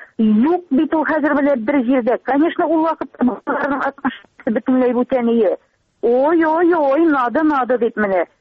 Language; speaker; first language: Tatar; native; Tatar